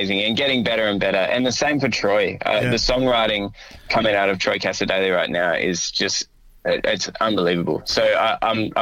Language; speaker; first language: English; native; English